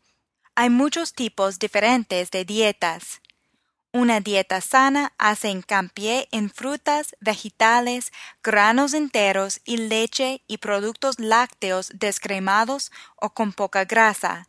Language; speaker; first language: Spanish; non-native, fluent; English